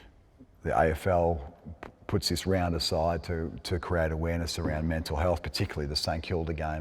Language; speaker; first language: English; native; English